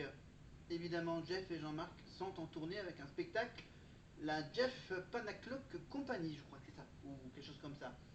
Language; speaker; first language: French; native; French